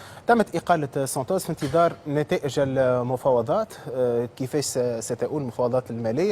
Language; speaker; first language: Arabic; native; Arabic